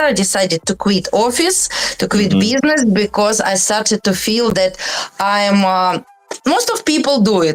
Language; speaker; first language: English; non-native, learner; Russian